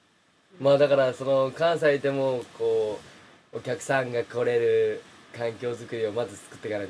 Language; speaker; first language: Japanese; native; Japanese